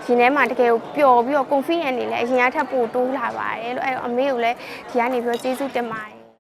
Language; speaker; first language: Burmese; non-native, local second language; Hakha Chin